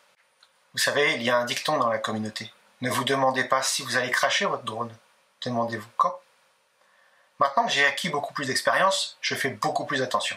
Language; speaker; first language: French; native; French